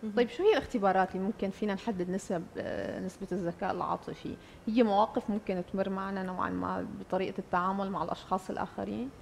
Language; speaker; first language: Arabic; native; Arabic